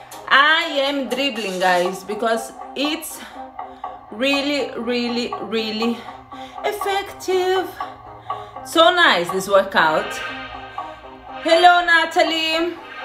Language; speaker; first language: English; non-native, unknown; Portuguese